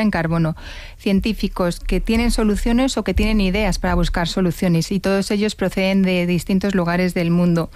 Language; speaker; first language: Spanish; native; Spanish